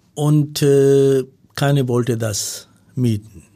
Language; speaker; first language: German; non-native, learner; Punjabi